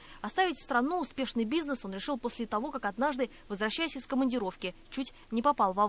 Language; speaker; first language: Russian; native; Russian